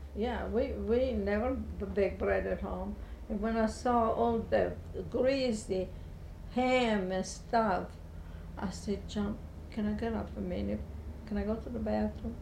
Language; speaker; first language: English; non-native, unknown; Italian